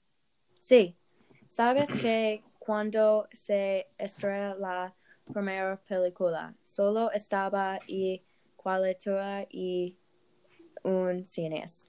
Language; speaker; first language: Spanish; non-native, learner; English